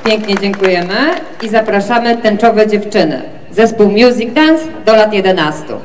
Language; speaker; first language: Polish; native; Polish